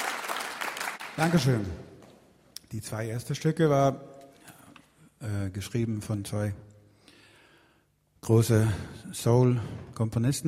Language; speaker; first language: German; non-native, learner; Swedish